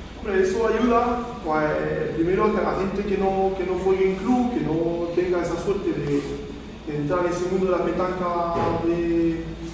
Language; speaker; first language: Spanish; early bilingual, heritage; Spanish